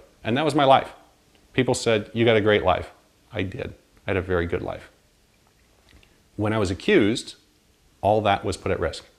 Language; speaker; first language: English; native; English